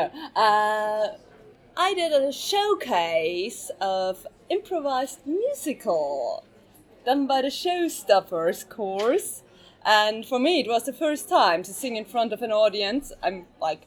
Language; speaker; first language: English; non-native, fluent; German